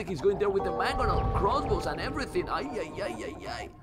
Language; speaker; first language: English; non-native, fluent; Spanish